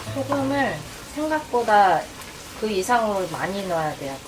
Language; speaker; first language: Korean; native; Korean